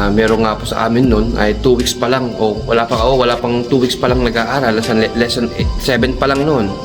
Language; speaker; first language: Filipino; native; Filipino